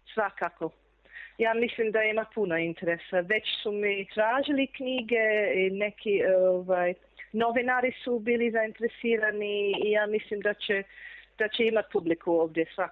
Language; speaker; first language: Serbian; non-native, fluent; English